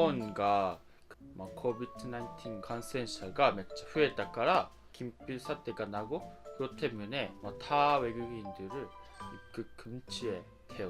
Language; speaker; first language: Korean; non-native, learner; Japanese